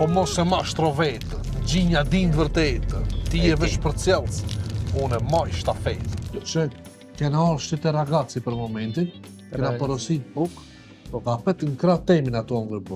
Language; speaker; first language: Albanian; native; Albanian